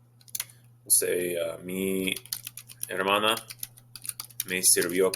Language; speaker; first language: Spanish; non-native, fluent; English